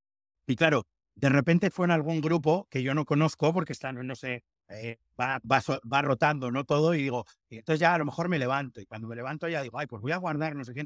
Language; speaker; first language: Spanish; native; Spanish